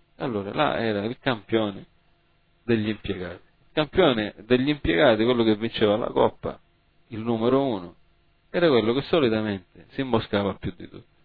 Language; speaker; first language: Italian; early bilingual, heritage; Italian